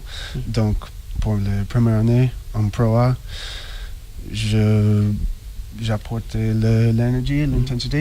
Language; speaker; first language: French; non-native, learner; English